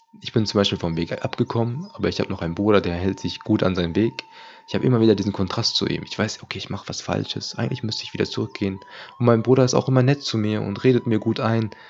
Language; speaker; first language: German; early bilingual, other home language; Turkish